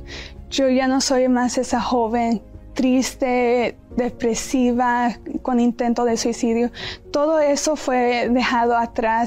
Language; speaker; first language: Spanish; early bilingual, heritage; Spanish